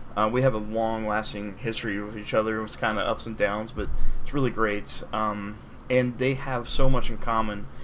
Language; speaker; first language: English; native; English